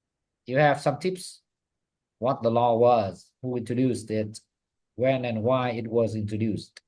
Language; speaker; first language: English; non-native, fluent; Vietnamese